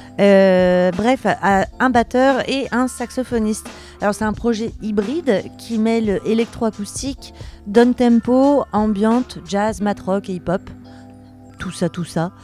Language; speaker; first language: French; native; French